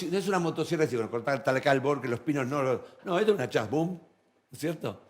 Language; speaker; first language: Spanish; native; Spanish